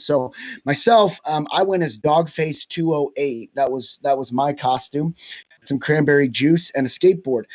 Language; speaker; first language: English; native; English